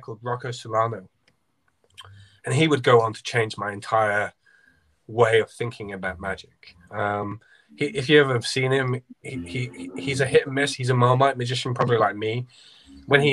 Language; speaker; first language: English; native; English